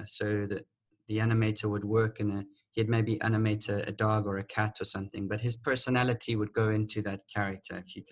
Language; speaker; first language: English; native; English